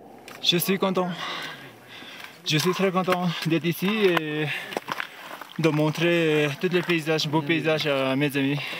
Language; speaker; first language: French; non-native, fluent; Sherpa